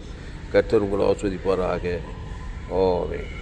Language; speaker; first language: Tamil; native; Tamil